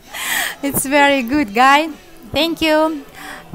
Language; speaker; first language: English; non-native, learner; Russian